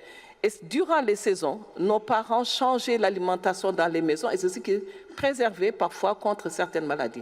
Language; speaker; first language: French; non-native, local second language; Wolof